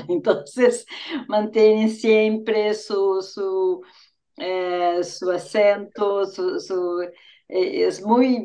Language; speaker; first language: Spanish; non-native, fluent; Portuguese